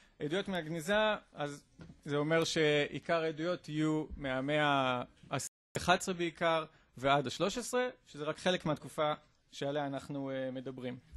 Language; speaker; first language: Hebrew; native; Hebrew